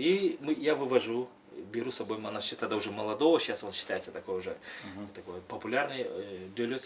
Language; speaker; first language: Russian; non-native, local second language; Kyrgyz